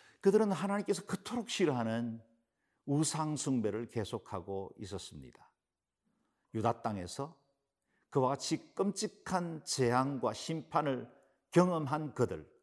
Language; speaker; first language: Korean; native; Korean